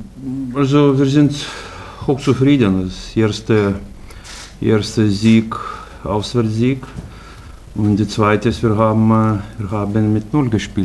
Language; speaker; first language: German; non-native, fluent; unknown